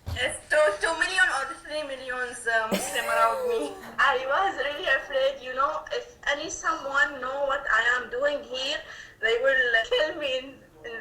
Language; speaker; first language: English; non-native, learner; Arabic